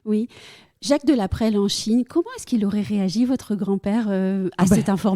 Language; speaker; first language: French; native; French